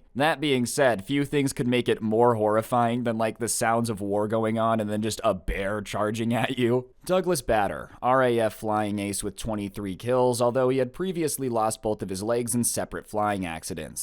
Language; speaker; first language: English; native; English